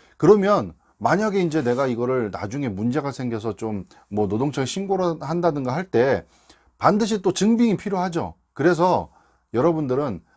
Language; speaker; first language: Korean; native; Korean